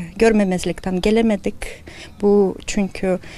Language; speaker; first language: Turkish; non-native, fluent; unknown